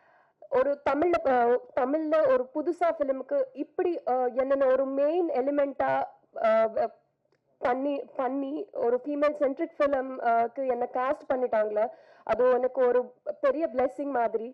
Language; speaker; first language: Tamil; non-native, fluent; Telugu